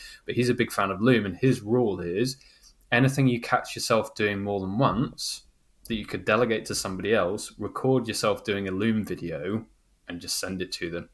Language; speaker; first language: English; native; English